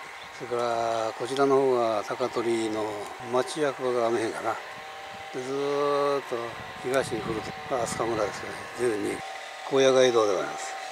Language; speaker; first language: Japanese; native; Japanese